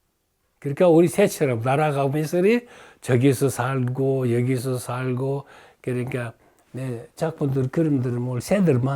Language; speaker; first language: Korean; early bilingual, heritage; Russian